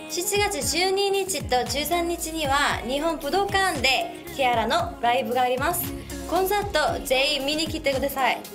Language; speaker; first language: Japanese; non-native, learner; Korean